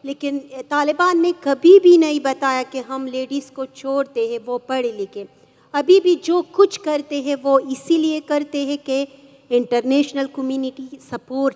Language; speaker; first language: Hindi; non-native, fluent; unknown